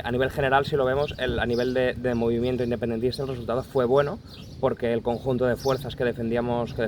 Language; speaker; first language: Spanish; non-native, local second language; Catalan